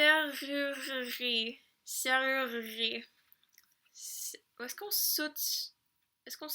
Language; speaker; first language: French; non-native, fluent; English